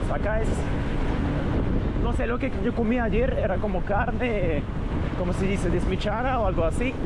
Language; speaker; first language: Spanish; non-native, fluent; Russian